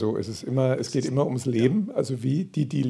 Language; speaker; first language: German; native; German